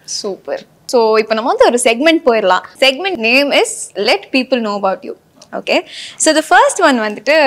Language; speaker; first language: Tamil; native; Tamil